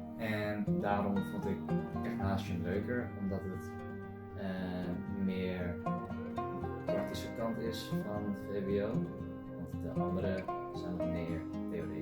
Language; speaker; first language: Dutch; early bilingual, other home language; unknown